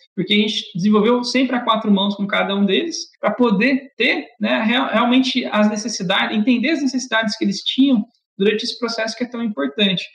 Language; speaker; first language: Portuguese; native; Portuguese